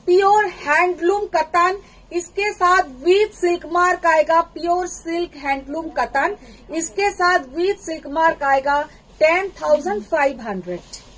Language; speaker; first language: Hindi; non-native, local second language; Bangla